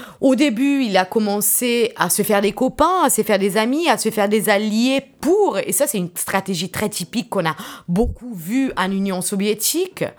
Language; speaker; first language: French; non-native, fluent; Italian